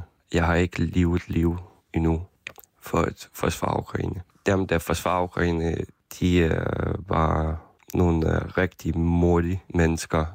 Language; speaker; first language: Danish; non-native, fluent; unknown